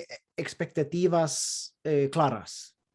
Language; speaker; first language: Spanish; non-native, fluent; English